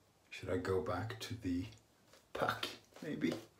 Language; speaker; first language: English; non-native, fluent; Swedish